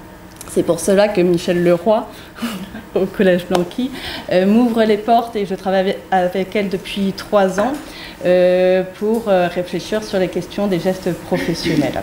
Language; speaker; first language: French; native; French